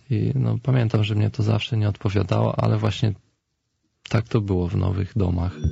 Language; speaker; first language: Polish; native; Polish